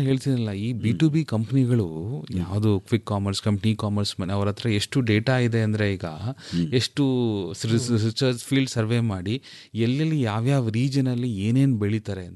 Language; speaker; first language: Kannada; native; Kannada